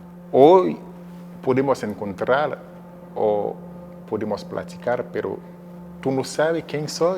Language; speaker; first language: Spanish; non-native, learner; Haitian Creole